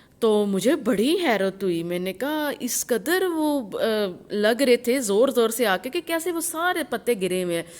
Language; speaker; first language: Urdu; non-native, local second language; Punjabi